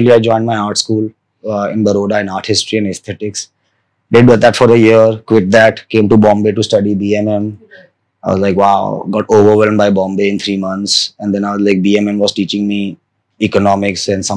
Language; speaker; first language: English; non-native, local second language; Gujarati